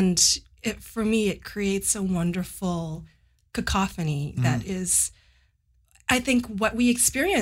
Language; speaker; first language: English; native; English